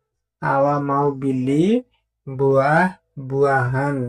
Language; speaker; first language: Indonesian; non-native, fluent; Nepali